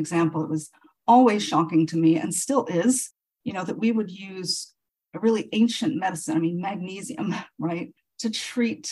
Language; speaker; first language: English; native; English